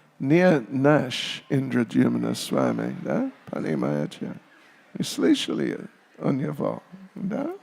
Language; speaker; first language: Russian; non-native, learner; English